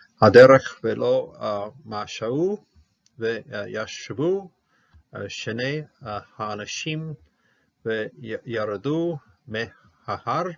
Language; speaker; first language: Hebrew; non-native, fluent; English